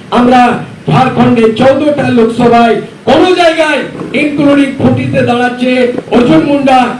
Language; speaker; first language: Bangla; non-native, local second language; Santali